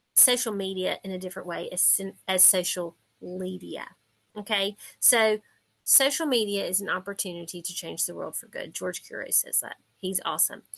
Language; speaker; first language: English; native; English